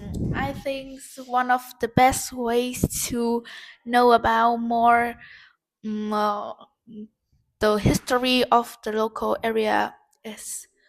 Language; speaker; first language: English; non-native, learner; Vietnamese